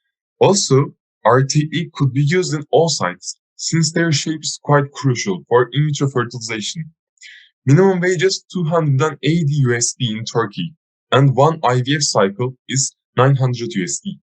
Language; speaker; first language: English; non-native, fluent; Turkish